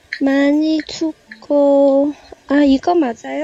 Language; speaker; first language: Korean; non-native, learner; Chinese